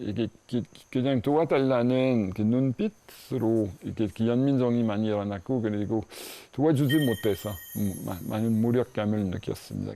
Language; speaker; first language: Korean; non-native, fluent; French